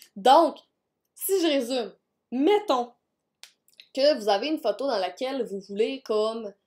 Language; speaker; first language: French; native; French